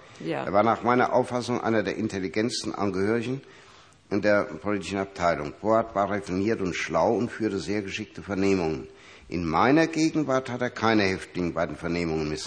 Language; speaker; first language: German; native; German